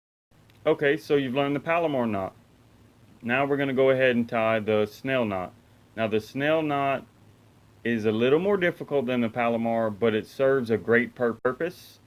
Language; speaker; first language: English; native; English